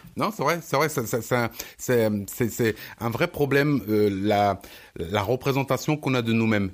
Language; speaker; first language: French; early bilingual, other home language; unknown